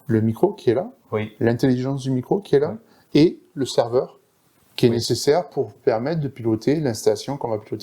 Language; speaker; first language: French; native; French